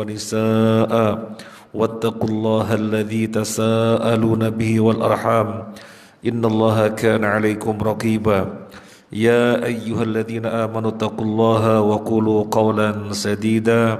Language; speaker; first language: Arabic; non-native, fluent; Indonesian